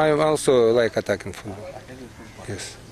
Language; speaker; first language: English; non-native, learner; Ukrainian